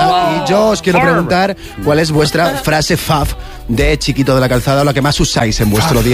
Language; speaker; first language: Spanish; native; Spanish